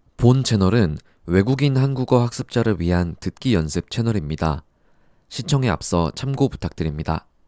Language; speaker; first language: Korean; native; Korean